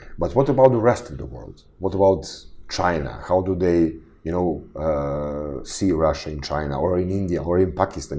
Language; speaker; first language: English; non-native, fluent; Serbian